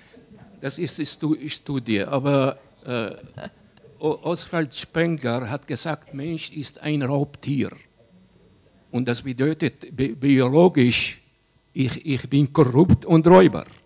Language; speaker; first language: German; non-native, learner; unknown